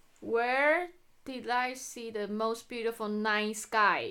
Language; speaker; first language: English; non-native, fluent; Chinese